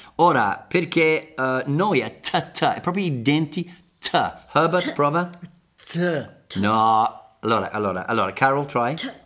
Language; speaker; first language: Italian; non-native, fluent; English